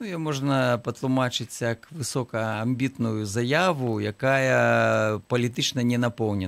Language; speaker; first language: Belarusian; native; Belarusian